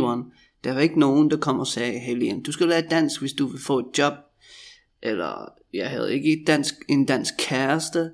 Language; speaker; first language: Danish; non-native, fluent; English